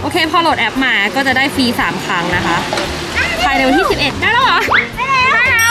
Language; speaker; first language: Thai; native; Thai